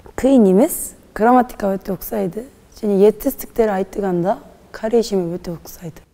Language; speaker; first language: Kazakh; non-native, learner; Korean